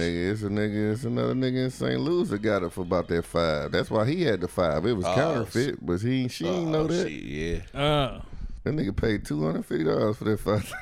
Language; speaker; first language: English; native; English